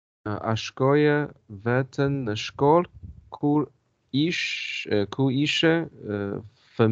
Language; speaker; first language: Albanian; non-native, learner; Chinese